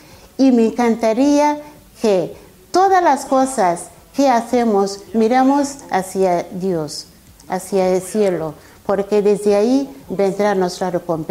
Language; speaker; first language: Spanish; non-native, fluent; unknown